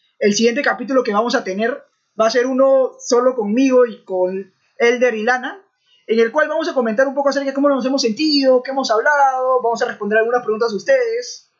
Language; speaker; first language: Spanish; native; Spanish